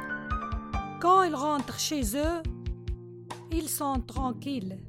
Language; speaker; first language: French; non-native, learner; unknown